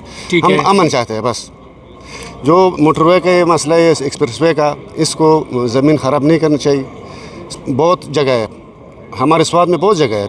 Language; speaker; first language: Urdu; non-native, local second language; Pashto